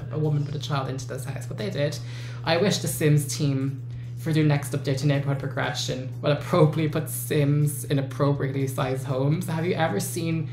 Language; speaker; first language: English; native; English